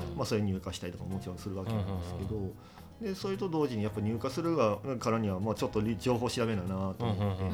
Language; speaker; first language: Japanese; native; Japanese